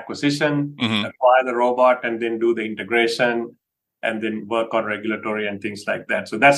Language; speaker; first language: English; non-native, local second language; Sinhala